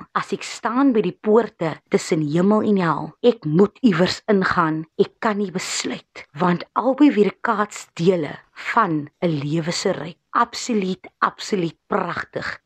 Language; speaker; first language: Afrikaans; native; Afrikaans